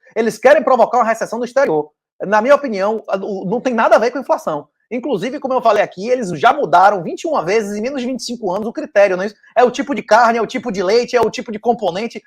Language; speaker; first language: Portuguese; native; Portuguese